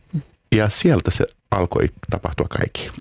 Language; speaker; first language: Finnish; non-native, learner; Portuguese